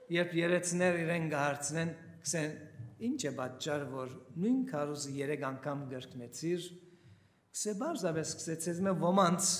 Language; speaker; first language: Armenian; early bilingual, heritage; Armenian